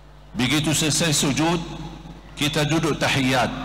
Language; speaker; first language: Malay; non-native, fluent; Arabic